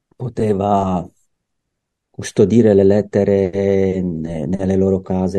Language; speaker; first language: Italian; non-native, learner; Czech